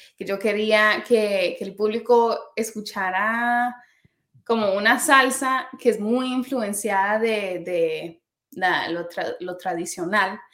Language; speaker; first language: Spanish; early bilingual, heritage; Spanish